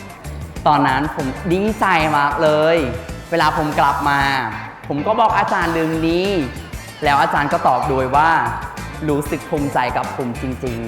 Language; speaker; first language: Thai; non-native, fluent; Khmer